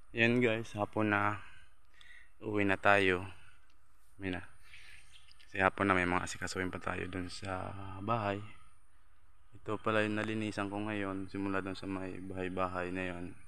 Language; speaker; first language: Filipino; non-native, local second language; Bikol